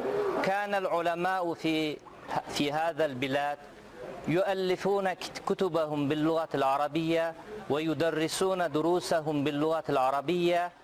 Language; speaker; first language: Arabic; non-native, fluent; Turkish